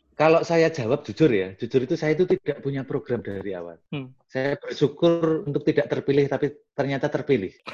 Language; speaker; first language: Indonesian; non-native, local second language; Javanese